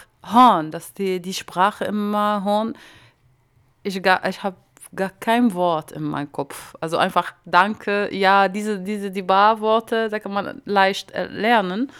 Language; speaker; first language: German; non-native, learner; Arabic